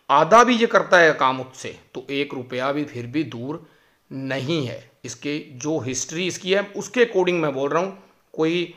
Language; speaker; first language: Hindi; native; Hindi